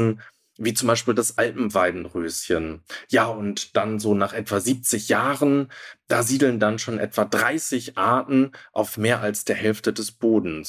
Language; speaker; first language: German; native; German